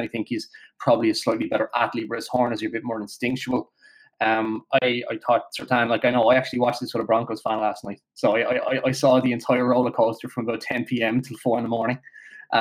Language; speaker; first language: English; native; English